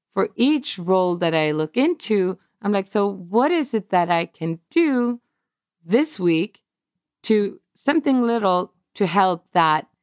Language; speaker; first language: English; non-native, fluent; Swedish